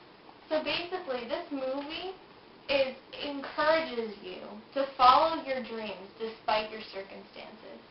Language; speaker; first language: English; native; English